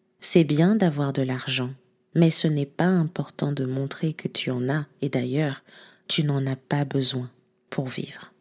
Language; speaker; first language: French; non-native, local second language; Lingala